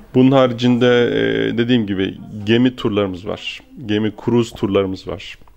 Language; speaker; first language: Turkish; early bilingual, heritage; Turkish